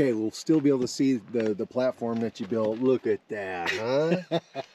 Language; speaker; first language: English; native; English